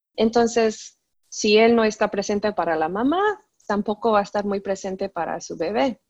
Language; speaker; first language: Spanish; early bilingual, heritage; Spanish